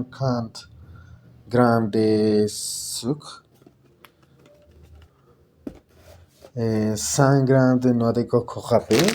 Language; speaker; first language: French; non-native, learner; Spanish